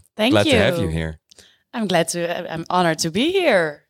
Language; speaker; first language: English; non-native, fluent; Dutch